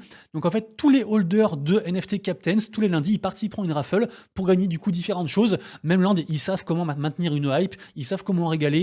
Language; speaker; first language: French; native; French